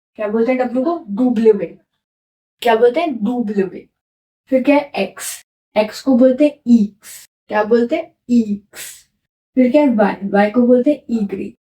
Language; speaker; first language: Hindi; native; Hindi